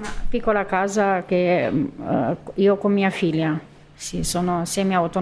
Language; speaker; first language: Italian; non-native, learner; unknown